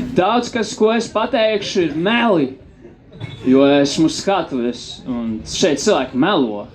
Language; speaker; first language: Latvian; non-native, local second language; Russian